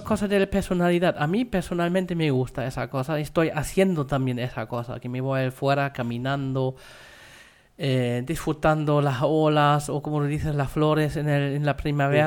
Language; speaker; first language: Spanish; non-native, fluent; German